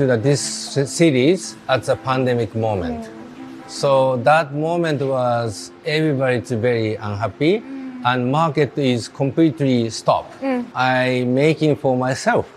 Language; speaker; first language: English; non-native, learner; Japanese